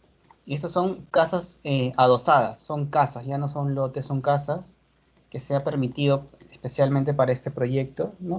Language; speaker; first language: Spanish; native; Spanish